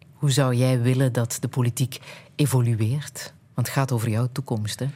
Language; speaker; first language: Dutch; native; Dutch